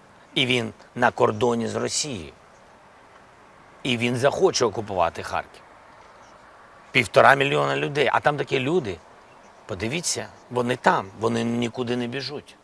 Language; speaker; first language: Ukrainian; non-native, local second language; Russian